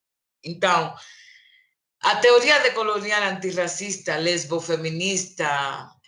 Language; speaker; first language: Portuguese; non-native, learner; Spanish